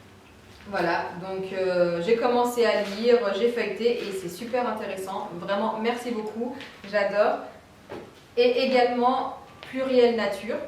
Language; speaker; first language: French; native; French